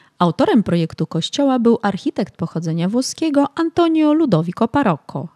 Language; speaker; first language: Polish; early bilingual, heritage; Polish